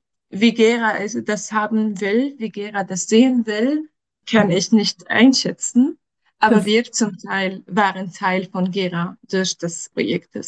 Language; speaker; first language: German; non-native, fluent; Arabic